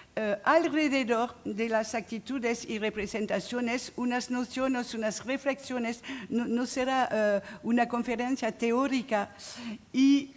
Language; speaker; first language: Spanish; non-native, fluent; French